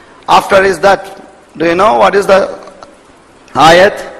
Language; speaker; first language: English; non-native, local second language; Urdu